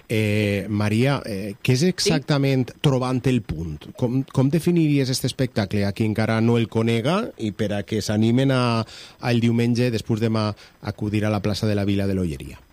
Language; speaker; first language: Catalan; native; Catalan